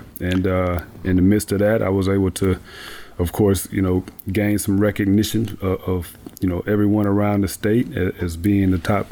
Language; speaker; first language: English; native; English